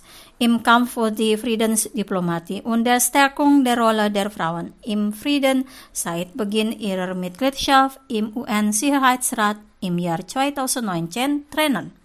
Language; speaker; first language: German; non-native, fluent; Indonesian